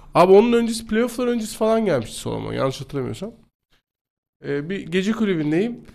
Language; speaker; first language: Turkish; native; Turkish